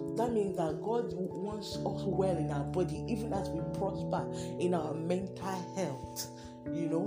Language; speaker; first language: English; non-native, local second language; Igbo